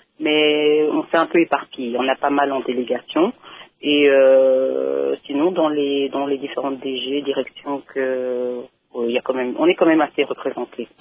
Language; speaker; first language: French; early bilingual, other home language; Lingala